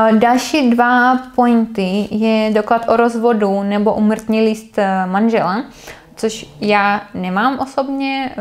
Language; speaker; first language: Czech; non-native, fluent; Russian